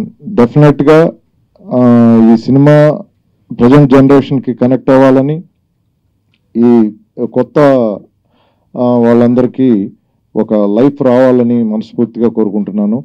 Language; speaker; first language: Telugu; native; Telugu